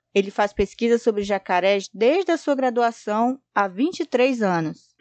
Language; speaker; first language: Portuguese; native; Portuguese